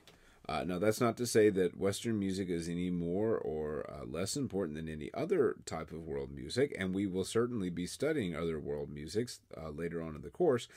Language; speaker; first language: English; native; English